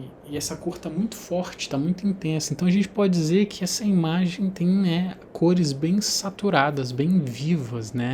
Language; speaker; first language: Portuguese; native; Portuguese